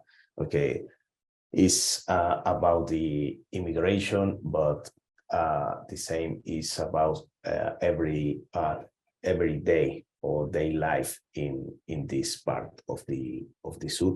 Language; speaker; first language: English; non-native, learner; Spanish